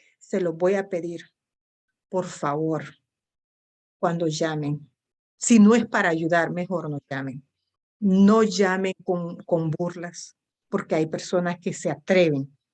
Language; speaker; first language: Spanish; non-native, local second language; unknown